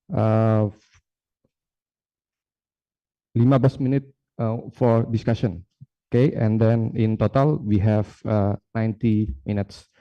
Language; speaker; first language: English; non-native, fluent; Indonesian